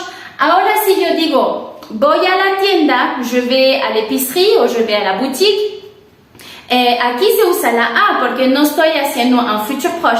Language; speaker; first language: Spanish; non-native, fluent; French